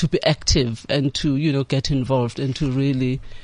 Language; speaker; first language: English; non-native, local second language; Zulu